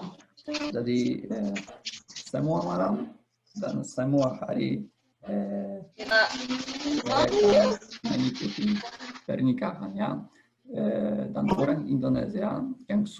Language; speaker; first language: Indonesian; non-native, fluent; Polish